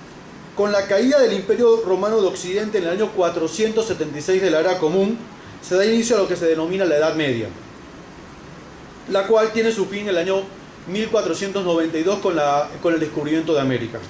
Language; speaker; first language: Spanish; native; Spanish